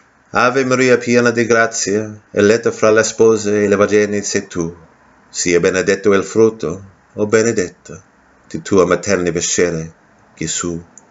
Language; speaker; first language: Italian; non-native, learner; English